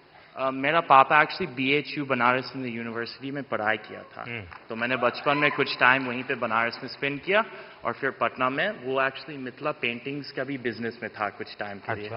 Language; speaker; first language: Hindi; non-native, fluent; English